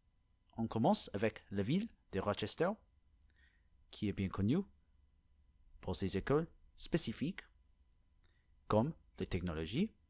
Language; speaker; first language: French; non-native, learner; English